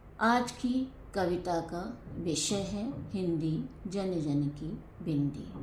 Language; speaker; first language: Hindi; native; Hindi